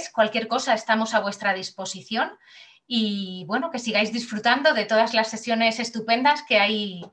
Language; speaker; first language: Spanish; native; Spanish